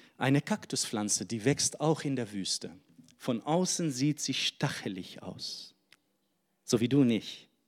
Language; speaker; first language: German; non-native, fluent; Arabic